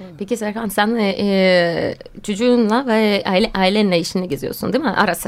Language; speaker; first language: Turkish; non-native, fluent; Russian